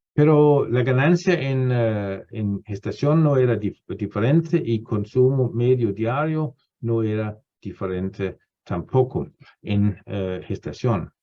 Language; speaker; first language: Spanish; non-native, fluent; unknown